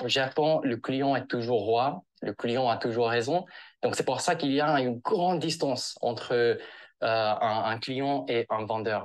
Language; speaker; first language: French; non-native, fluent; Japanese